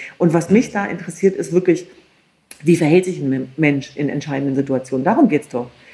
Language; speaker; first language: German; early bilingual, other home language; Kurdish